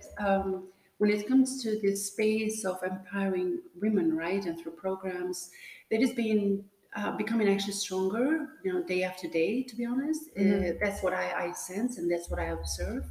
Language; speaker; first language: English; non-native, fluent; Albanian